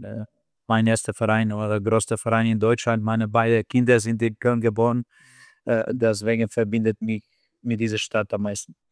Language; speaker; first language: German; non-native, fluent; Slovenian